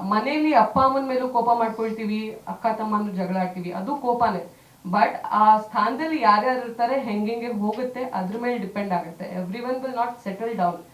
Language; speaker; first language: Kannada; native; Kannada